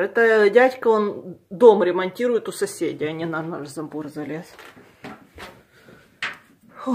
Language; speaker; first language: Russian; native; Russian